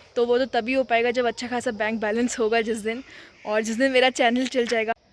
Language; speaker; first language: Hindi; native; Hindi